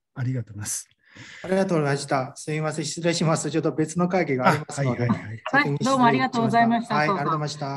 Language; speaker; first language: Japanese; non-native, fluent; Chinese